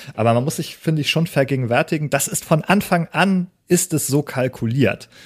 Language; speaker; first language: German; native; German